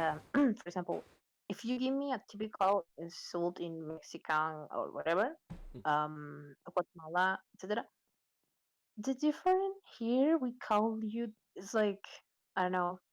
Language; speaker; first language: English; non-native, learner; Spanish